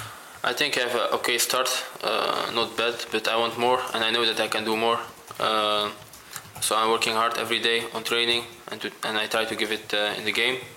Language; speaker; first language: English; non-native, fluent; Dutch